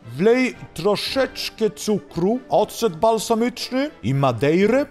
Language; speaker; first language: Polish; non-native, fluent; Swedish